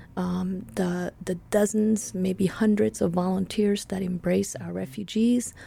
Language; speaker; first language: English; non-native, fluent; Spanish